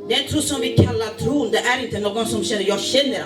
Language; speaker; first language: Swedish; non-native, learner; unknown